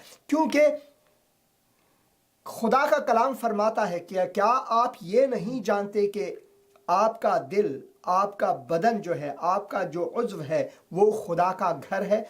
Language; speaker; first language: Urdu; non-native, fluent; Persian